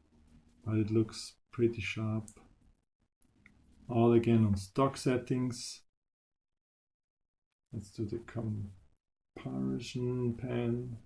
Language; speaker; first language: English; non-native, fluent; German